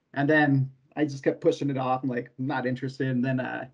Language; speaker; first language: English; native; English